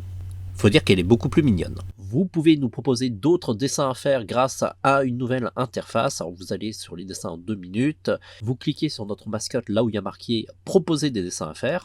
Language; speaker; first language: French; native; French